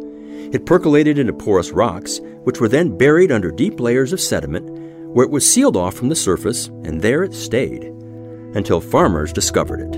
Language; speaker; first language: English; native; English